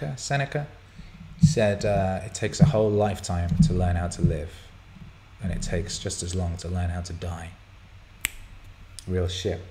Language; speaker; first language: English; native; English